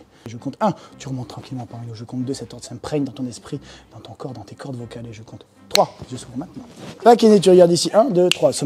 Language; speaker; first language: French; native; French